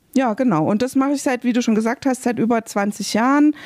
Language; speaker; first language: German; native; German